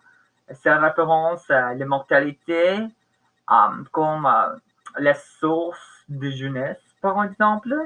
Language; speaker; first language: French; non-native, learner; English